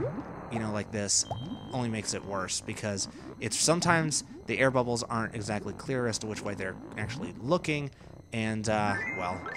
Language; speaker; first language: English; native; English